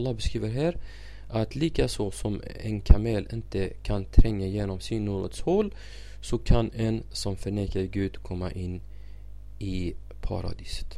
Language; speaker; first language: Swedish; non-native, fluent; Arabic